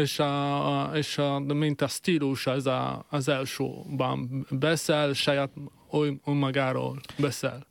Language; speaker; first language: Hungarian; non-native, fluent; Italian